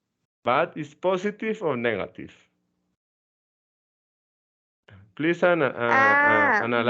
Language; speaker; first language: English; non-native, fluent; Spanish